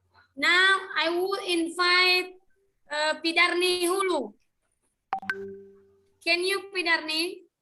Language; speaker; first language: English; non-native, learner; Indonesian